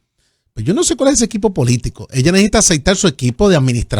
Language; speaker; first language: Spanish; native; Spanish